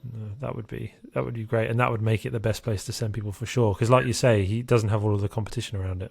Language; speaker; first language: English; native; English